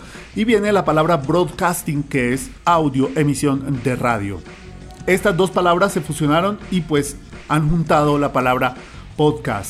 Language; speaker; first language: Spanish; native; Spanish